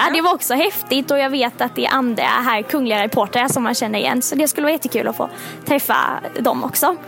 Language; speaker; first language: Swedish; native; Swedish